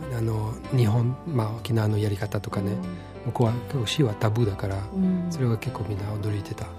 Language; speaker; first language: Japanese; non-native, fluent; French